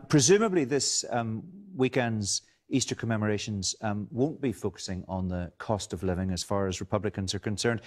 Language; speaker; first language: English; native; English